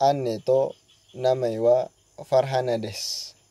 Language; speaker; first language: Japanese; non-native, learner; Malay